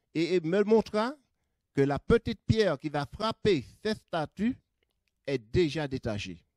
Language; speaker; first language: French; native; French